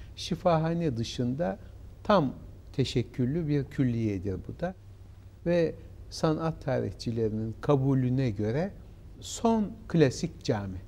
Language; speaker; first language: Turkish; native; Turkish